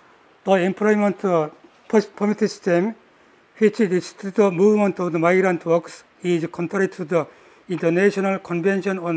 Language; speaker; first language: English; non-native, learner; Korean